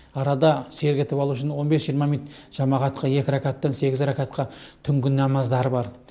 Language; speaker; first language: Kazakh; native; Kazakh